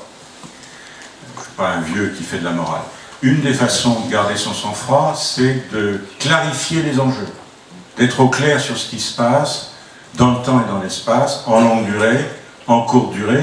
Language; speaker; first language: French; native; French